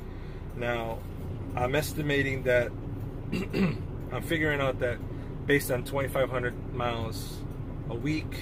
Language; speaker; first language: English; native; English